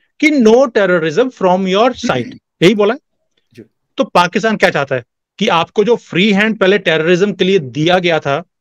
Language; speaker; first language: Hindi; native; Hindi